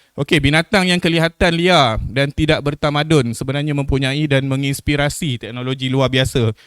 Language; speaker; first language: Malay; native; Malay